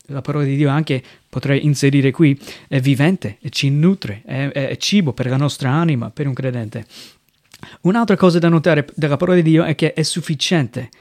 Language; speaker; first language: Italian; non-native, fluent; English